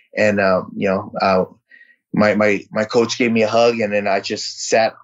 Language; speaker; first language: English; early bilingual, other home language; Vietnamese